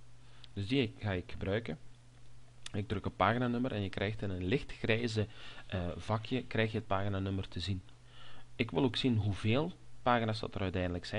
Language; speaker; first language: Dutch; native; Dutch